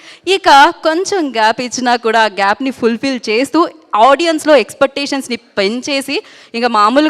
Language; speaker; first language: Telugu; native; Telugu